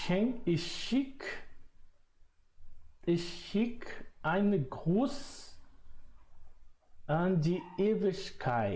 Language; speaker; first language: German; non-native, fluent; Portuguese